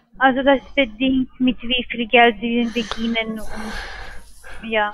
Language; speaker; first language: German; non-native, learner; Spanish